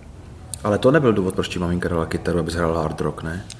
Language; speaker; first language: Czech; native; Czech